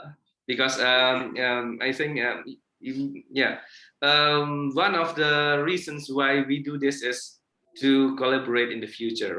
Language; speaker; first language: English; non-native, fluent; Indonesian